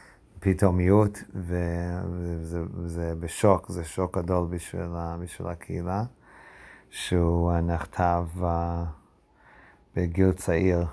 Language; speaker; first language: Hebrew; non-native, fluent; English